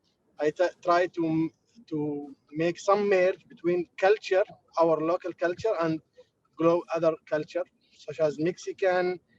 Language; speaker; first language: English; non-native, learner; Arabic